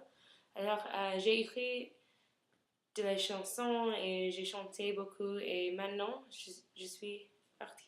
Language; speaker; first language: French; non-native, learner; English